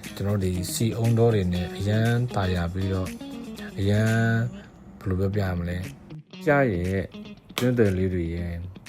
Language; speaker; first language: Burmese; native; Burmese